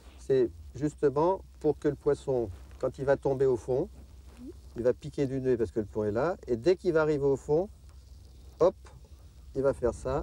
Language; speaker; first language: French; native; French